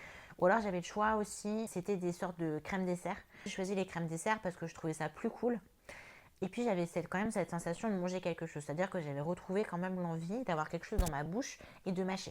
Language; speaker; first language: French; native; French